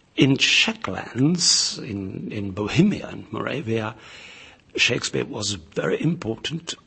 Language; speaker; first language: English; non-native, fluent; Czech